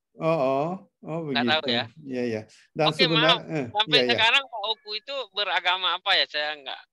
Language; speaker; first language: Indonesian; non-native, fluent; Japanese